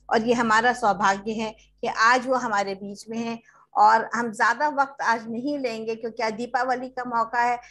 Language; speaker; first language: Hindi; native; Hindi